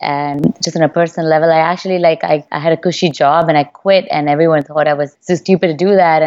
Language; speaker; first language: English; non-native, local second language; Hindi